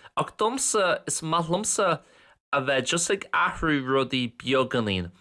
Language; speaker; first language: Irish; non-native, local second language; English